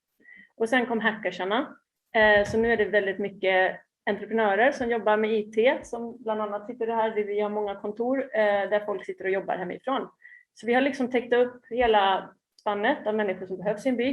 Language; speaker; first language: Swedish; native; Swedish